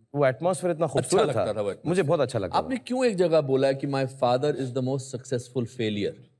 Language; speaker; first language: Hindi; native; Hindi